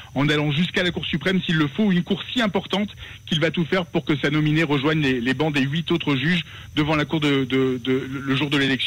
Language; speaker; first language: French; native; French